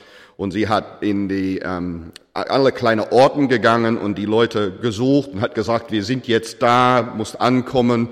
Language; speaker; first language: German; non-native, fluent; English